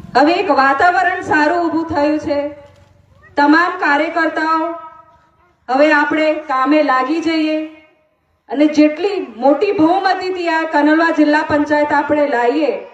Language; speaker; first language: Gujarati; non-native, local second language; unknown